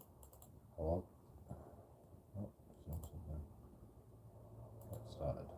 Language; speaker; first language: English; native; English